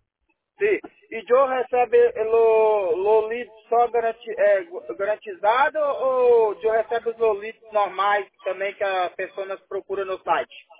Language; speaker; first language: Spanish; non-native, learner; Portuguese